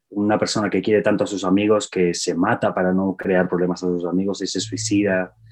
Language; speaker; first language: Spanish; native; Spanish